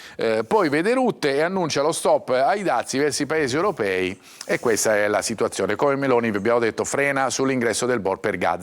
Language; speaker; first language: Italian; native; Italian